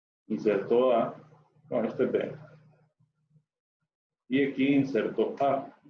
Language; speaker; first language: Spanish; native; Spanish